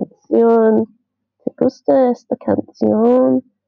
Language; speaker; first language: Spanish; non-native, learner; English